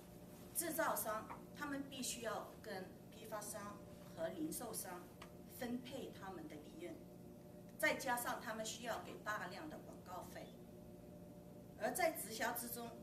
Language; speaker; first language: Chinese; native; Chinese